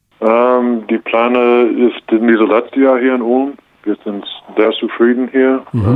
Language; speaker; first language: German; non-native, learner; English